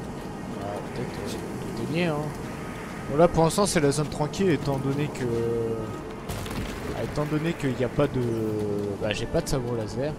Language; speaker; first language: French; native; French